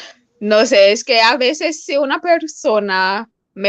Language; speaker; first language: Spanish; non-native, fluent; English